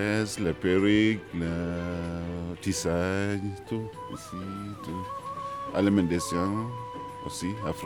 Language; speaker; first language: French; non-native, learner; Tamil